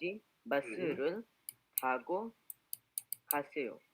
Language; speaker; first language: Korean; non-native, learner; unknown